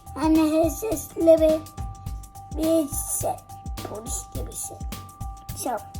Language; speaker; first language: Turkish; early bilingual, heritage; Turkish